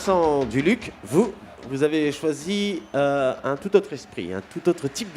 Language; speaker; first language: French; native; French